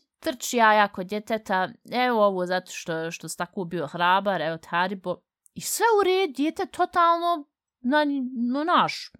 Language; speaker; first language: Bosnian; early bilingual, heritage; Bosnian